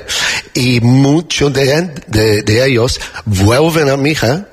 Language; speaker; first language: Spanish; non-native, learner; English